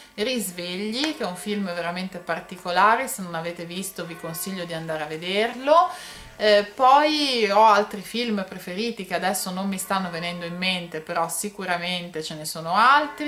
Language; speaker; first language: Italian; native; Italian